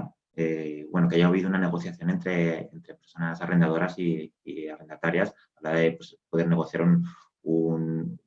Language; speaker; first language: Spanish; native; Spanish